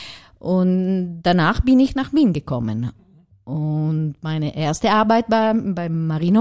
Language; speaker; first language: German; non-native, fluent; Italian